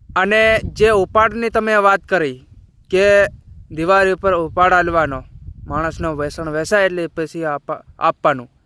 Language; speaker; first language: Gujarati; non-native, local second language; Bhili